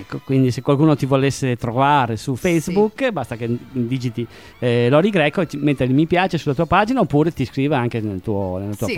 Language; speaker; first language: Italian; native; Italian